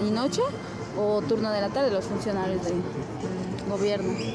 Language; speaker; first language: Spanish; native; Spanish